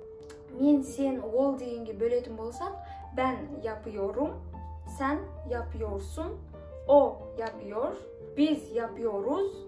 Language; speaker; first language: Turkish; non-native, fluent; Kazakh